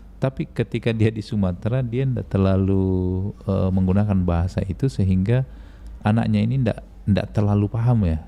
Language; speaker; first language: Indonesian; native; Indonesian